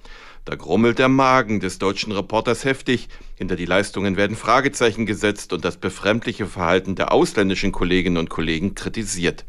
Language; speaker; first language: German; native; German